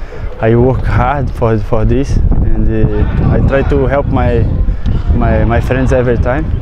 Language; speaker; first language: English; non-native, learner; Portuguese